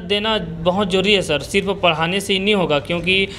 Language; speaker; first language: Hindi; native; Hindi